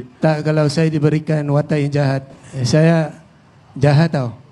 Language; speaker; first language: Malay; non-native, fluent; Filipino